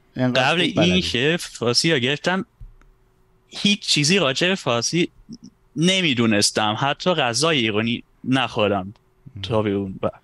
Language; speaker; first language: Persian; non-native, fluent; German